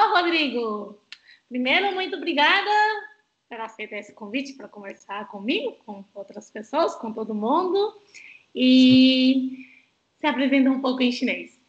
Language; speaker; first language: Portuguese; non-native, fluent; Chinese